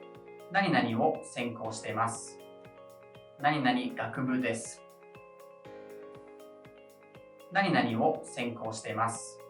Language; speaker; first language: Japanese; non-native, fluent; English